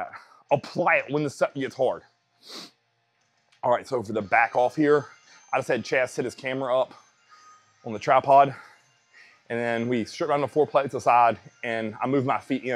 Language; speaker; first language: English; native; English